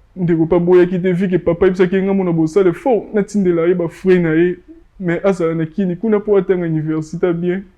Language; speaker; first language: Lingala; non-native, local second language; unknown